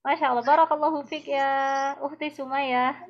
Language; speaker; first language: Arabic; non-native, fluent; Indonesian